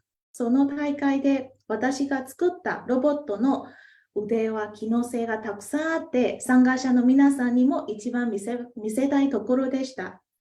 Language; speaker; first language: Japanese; non-native, fluent; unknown